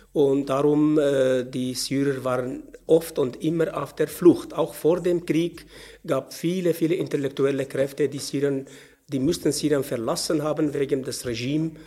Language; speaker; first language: German; non-native, fluent; Arabic